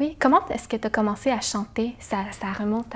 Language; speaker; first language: French; native; French